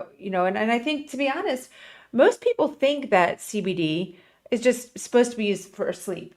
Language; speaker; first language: English; native; English